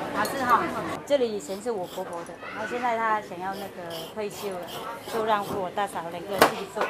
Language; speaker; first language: Chinese; non-native, fluent; Vietnamese